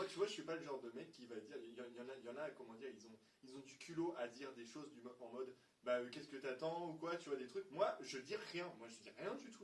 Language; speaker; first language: French; native; French